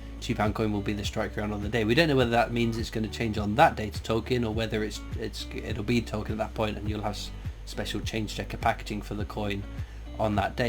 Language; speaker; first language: English; native; English